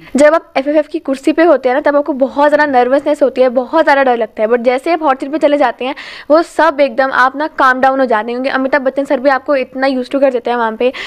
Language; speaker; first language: Hindi; native; Hindi